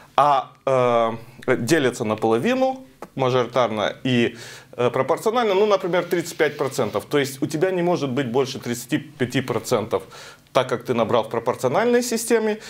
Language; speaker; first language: Russian; non-native, local second language; Romanian